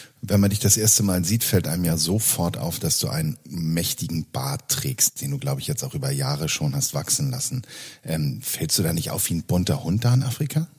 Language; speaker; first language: German; native; German